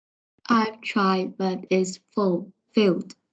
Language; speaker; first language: English; non-native, learner; Vietnamese